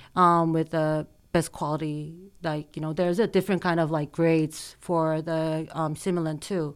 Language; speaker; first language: English; early bilingual, other home language; Korean